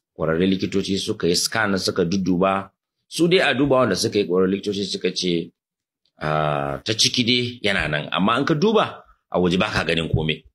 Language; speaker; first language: Hausa; native; Hausa